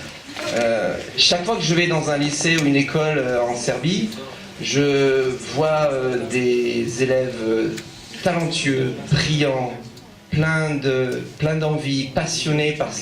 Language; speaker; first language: French; native; French